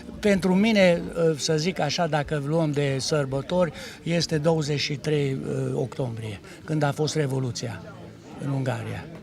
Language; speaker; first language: Romanian; non-native, local second language; Hungarian